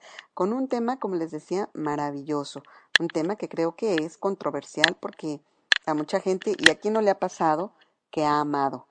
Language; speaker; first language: Spanish; native; Spanish